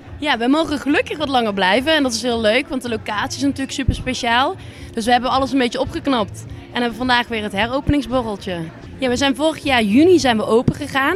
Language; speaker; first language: Dutch; native; Dutch